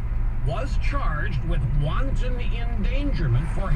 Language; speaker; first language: English; native; English